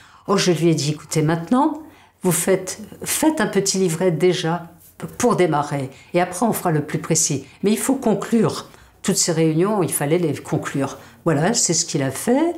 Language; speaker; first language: French; native; French